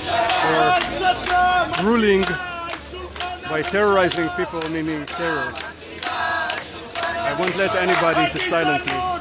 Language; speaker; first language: English; non-native, fluent; Hebrew